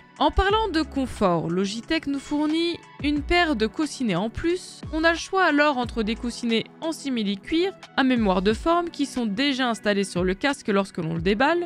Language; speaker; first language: French; native; French